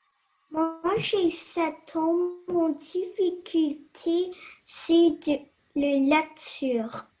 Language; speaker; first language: French; early bilingual, other home language; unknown